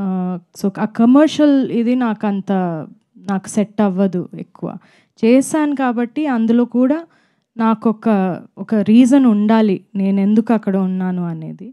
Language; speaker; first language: Telugu; non-native, fluent; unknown